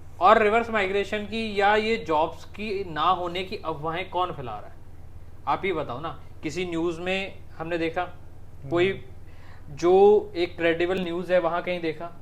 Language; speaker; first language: Hindi; non-native, local second language; Punjabi